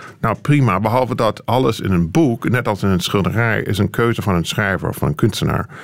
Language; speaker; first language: Dutch; non-native, fluent; English